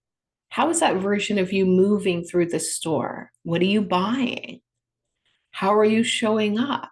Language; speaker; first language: English; native; English